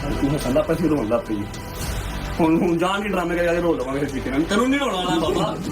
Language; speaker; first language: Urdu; non-native, local second language; Punjabi